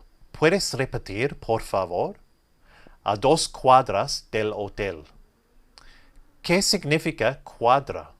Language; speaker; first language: Spanish; non-native, fluent; English